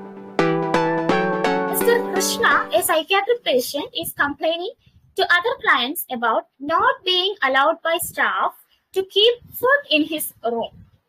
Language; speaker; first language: English; non-native, local second language; Malayalam